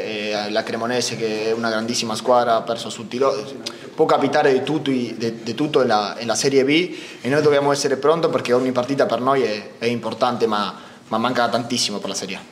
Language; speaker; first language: Italian; non-native, fluent; Spanish